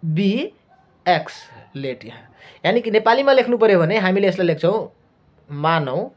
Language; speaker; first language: Nepali; non-native, local second language; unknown